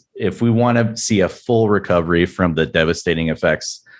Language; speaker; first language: English; native; English